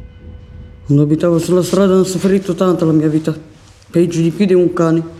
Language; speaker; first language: Italian; non-native, learner; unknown